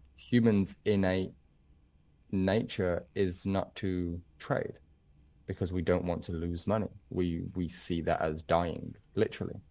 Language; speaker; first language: English; native; English